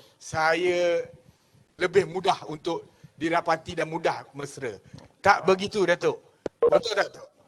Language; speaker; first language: Malay; native; Malay